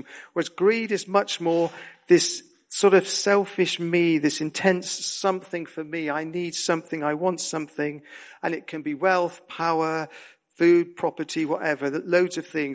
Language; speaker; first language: English; native; English